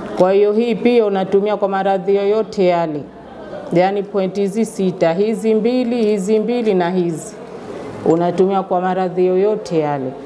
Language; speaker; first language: Swahili; native; Swahili